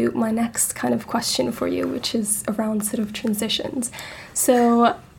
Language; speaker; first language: English; non-native, fluent; Italian